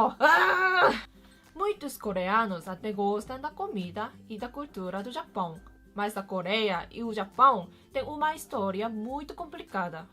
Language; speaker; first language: Portuguese; non-native, fluent; Korean